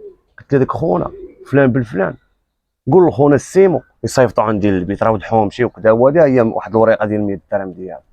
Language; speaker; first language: Arabic; native; Arabic